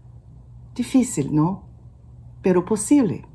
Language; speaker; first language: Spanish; non-native, learner; Portuguese